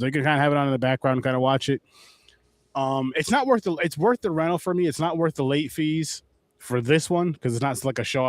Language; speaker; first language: English; native; English